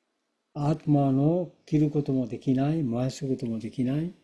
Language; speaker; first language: Japanese; non-native, fluent; Bangla